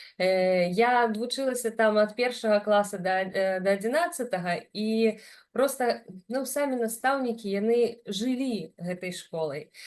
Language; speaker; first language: Belarusian; non-native, local second language; Russian